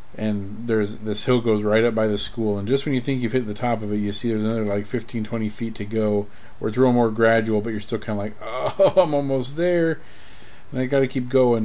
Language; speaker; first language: English; native; English